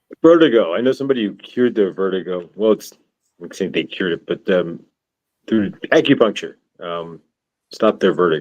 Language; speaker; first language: English; native; English